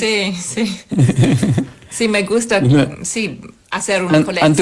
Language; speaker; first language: Spanish; non-native, learner; English